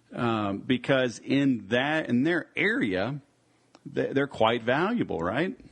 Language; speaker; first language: English; native; English